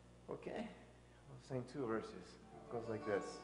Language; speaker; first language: English; native; English